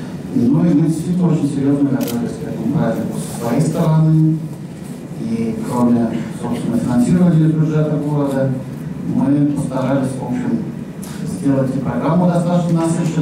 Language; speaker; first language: Russian; native; Russian